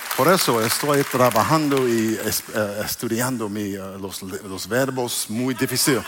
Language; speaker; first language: Spanish; non-native, learner; English